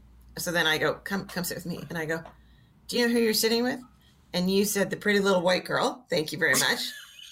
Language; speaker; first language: English; native; English